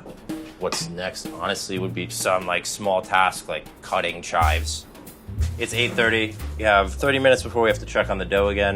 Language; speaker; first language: English; native; English